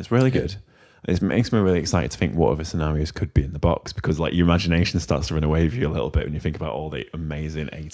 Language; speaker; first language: English; native; English